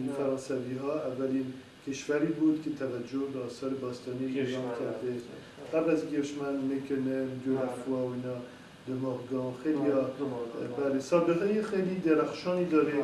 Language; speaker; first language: Persian; non-native, fluent; French